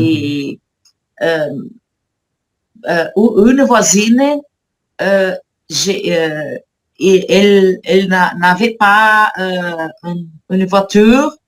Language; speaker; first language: French; non-native, learner; Portuguese